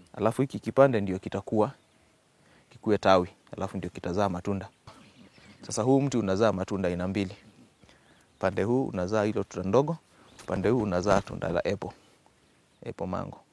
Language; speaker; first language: Swahili; non-native, local second language; Kamba